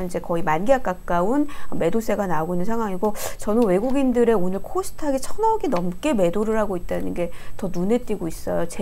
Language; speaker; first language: Korean; native; Korean